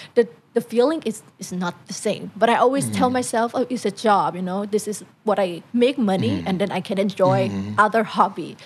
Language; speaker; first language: English; non-native, fluent; Thai